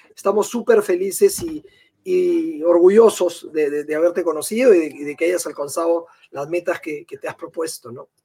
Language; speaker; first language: Spanish; native; Spanish